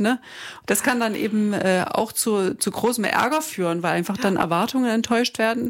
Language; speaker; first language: German; native; German